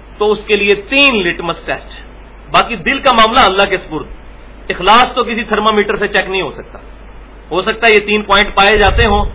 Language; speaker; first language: Urdu; non-native, local second language; Punjabi